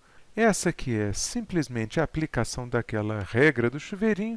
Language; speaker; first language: Portuguese; native; Portuguese